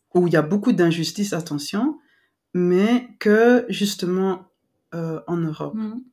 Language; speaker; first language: French; non-native, local second language; Lingala